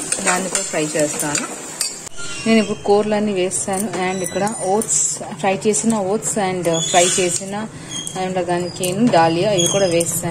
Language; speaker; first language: Telugu; native; Telugu